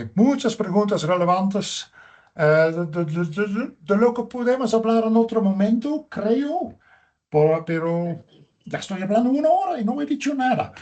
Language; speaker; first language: Spanish; non-native, fluent; Dutch